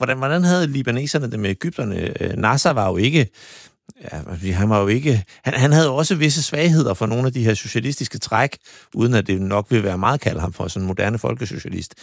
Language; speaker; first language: Danish; native; Danish